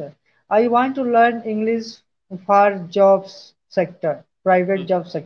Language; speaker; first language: English; non-native, learner; Hindi